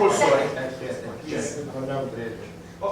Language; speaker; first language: English; non-native, learner; Romanian